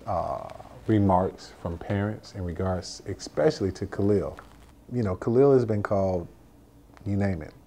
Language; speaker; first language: English; native; English